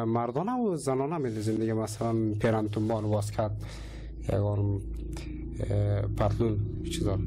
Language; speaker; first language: Persian; native; Persian